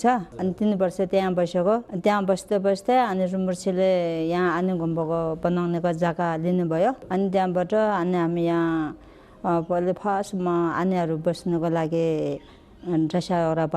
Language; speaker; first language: Nepali; non-native, local second language; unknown